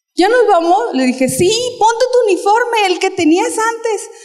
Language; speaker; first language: Spanish; native; Spanish